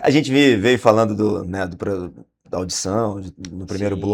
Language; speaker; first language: Portuguese; native; Portuguese